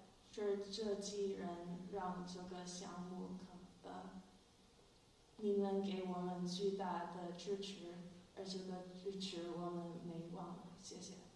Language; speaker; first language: Chinese; non-native, fluent; English